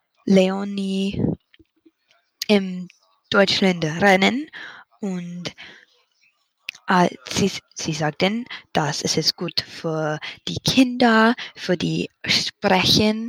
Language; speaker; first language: German; non-native, learner; English